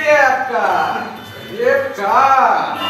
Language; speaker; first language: Russian; non-native, learner; Lithuanian